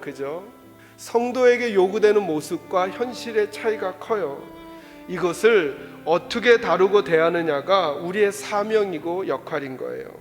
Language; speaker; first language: Korean; native; Korean